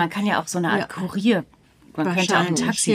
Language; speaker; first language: German; native; German